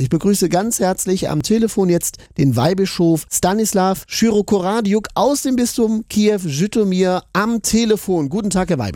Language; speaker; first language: German; native; German